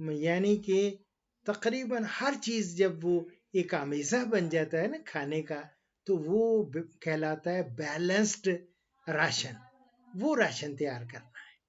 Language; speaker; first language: Urdu; non-native, local second language; Punjabi